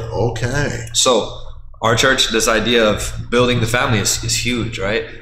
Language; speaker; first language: English; native; English